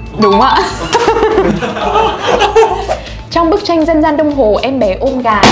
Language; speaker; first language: Vietnamese; native; Vietnamese